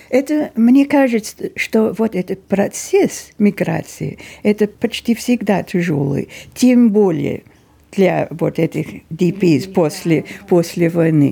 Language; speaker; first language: Russian; non-native, fluent; English